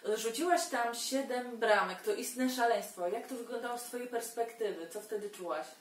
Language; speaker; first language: Polish; native; Polish